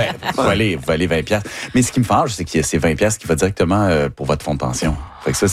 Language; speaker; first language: French; native; French